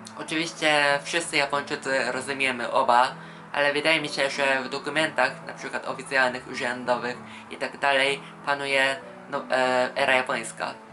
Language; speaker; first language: Polish; non-native, fluent; Japanese